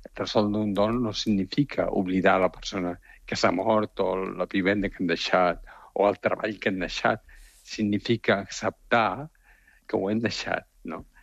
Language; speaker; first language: Catalan; native; Catalan